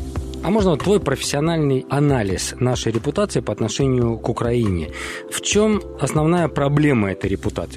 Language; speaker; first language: Russian; native; Russian